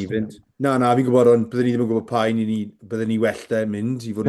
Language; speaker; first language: Welsh; native; Welsh